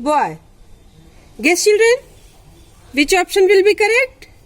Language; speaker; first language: English; non-native, local second language; Hindi